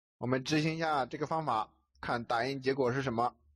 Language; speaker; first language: Chinese; native; Chinese